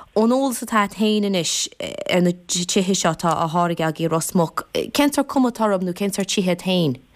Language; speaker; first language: Irish; native; Irish